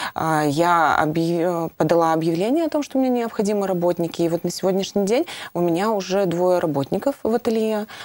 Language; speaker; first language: Russian; native; Russian